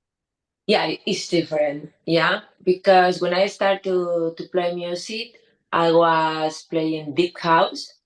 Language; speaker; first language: English; non-native, learner; Spanish